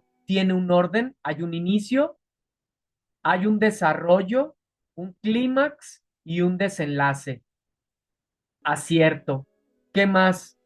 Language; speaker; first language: Spanish; native; Spanish